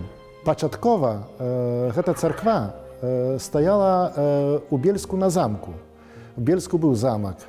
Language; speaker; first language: Polish; non-native, local second language; Belarusian